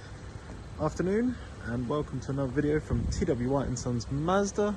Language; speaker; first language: English; native; English